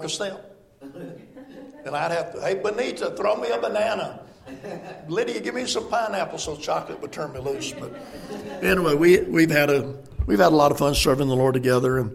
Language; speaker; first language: English; native; English